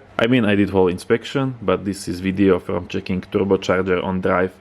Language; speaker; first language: English; non-native, fluent; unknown